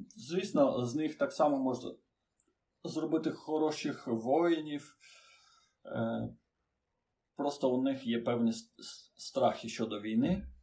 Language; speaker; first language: Ukrainian; non-native, fluent; Romanian